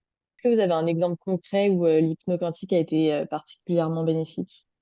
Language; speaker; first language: French; native; French